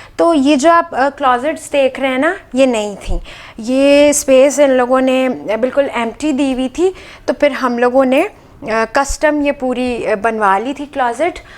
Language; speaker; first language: Urdu; native; Urdu